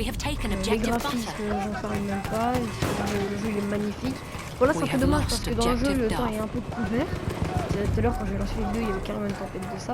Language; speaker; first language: French; native; French